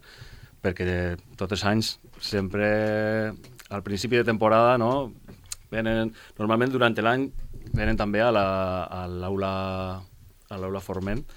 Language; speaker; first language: Catalan; non-native, local second language; Spanish